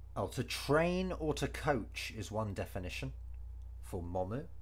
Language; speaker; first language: English; native; English